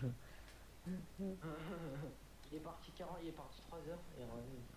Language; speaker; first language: French; native; French